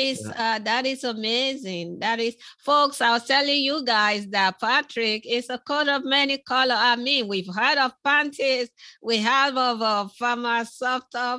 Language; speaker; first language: English; non-native, local second language; Yoruba